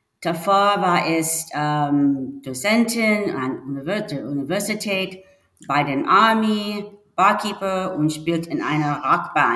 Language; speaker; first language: German; non-native, learner; English